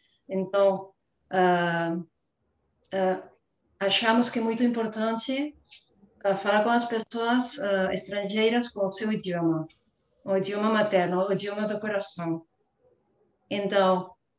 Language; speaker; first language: Portuguese; non-native, fluent; Spanish